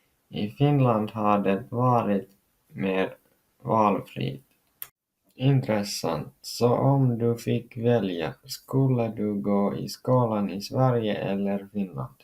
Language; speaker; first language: Swedish; non-native, local second language; Finnish